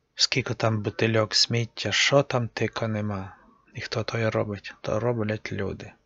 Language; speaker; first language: Ukrainian; native; Ukrainian